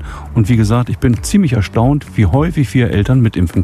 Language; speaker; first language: German; native; German